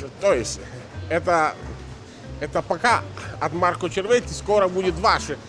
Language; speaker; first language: Russian; non-native, fluent; Italian